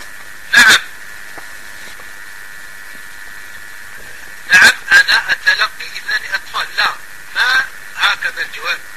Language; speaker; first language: Arabic; non-native, fluent; French